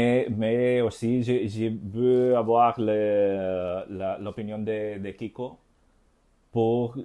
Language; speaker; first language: French; non-native, learner; Spanish